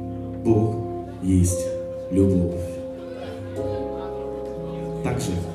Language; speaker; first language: Russian; non-native, fluent; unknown